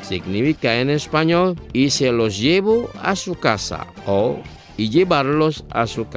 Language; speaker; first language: Spanish; non-native, fluent; Indonesian